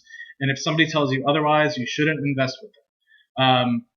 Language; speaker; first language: English; native; English